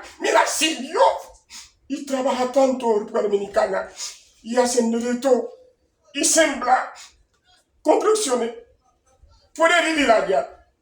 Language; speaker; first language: Spanish; non-native, learner; Haitian Creole